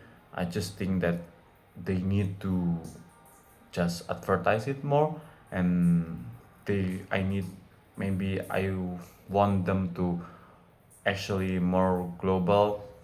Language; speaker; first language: English; non-native, fluent; Indonesian